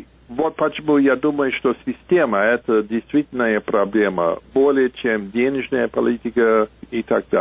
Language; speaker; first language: Russian; non-native, fluent; English